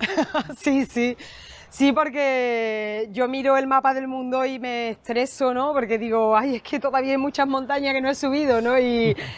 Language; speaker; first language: Spanish; native; Spanish